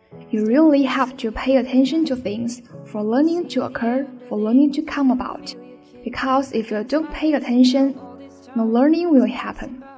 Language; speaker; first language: English; non-native, fluent; Chinese